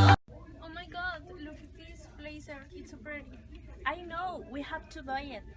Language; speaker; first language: English; non-native, learner; Spanish